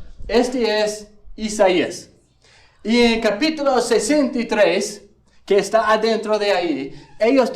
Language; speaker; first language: Spanish; non-native, fluent; English